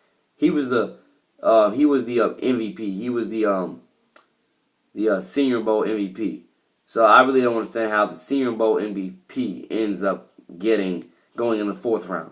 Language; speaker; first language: English; native; English